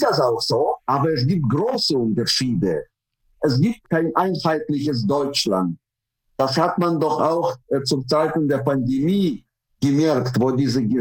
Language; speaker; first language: German; non-native, fluent; Russian